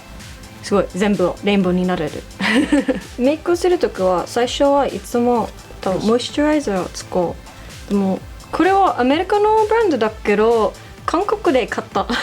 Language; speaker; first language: Japanese; non-native, learner; English